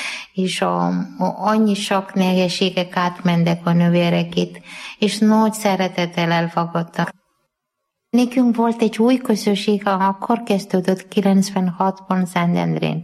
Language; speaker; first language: Hungarian; non-native, fluent; Malayalam